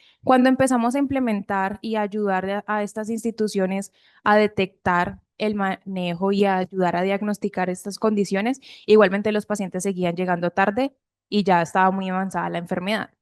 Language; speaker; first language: Spanish; native; Spanish